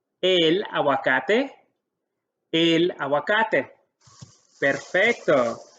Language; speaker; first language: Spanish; early bilingual, heritage; Spanish